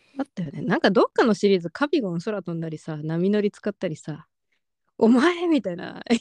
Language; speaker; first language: Japanese; native; Japanese